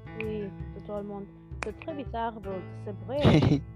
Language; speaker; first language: French; non-native, learner; Spanish